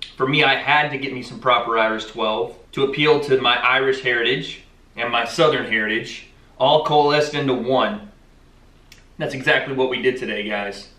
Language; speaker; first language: English; native; English